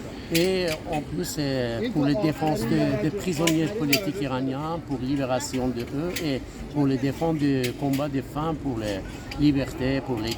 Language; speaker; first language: French; non-native, fluent; Persian